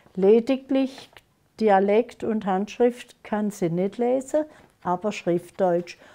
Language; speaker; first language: German; non-native, local second language; Swiss German